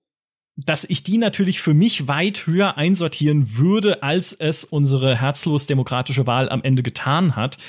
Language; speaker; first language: German; native; German